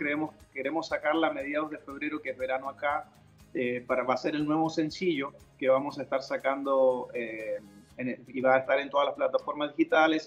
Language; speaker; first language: Spanish; native; Spanish